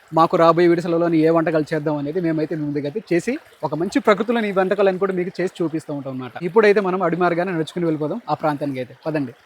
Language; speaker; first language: Telugu; native; Telugu